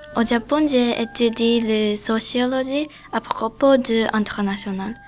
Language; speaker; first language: French; non-native, learner; Japanese